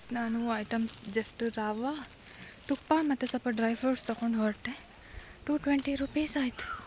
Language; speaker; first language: Kannada; non-native, local second language; Tulu